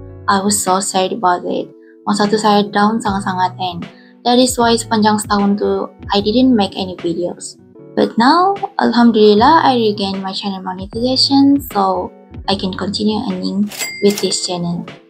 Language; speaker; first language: English; non-native, local second language; Malay